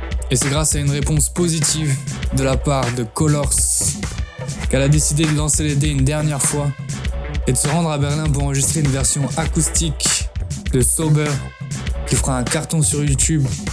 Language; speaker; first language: French; native; French